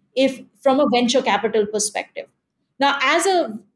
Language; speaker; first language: English; non-native, local second language; Hindi